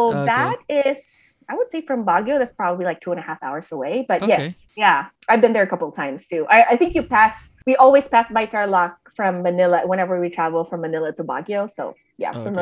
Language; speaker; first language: English; native; English